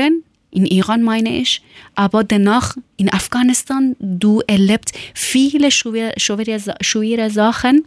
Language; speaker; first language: German; non-native, learner; Persian